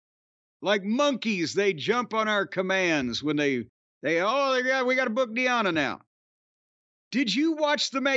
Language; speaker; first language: English; native; English